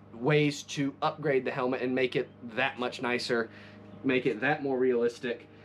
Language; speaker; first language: English; native; English